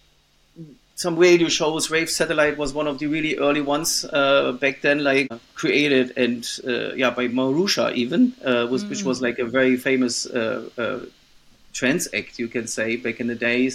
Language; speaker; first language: English; non-native, fluent; German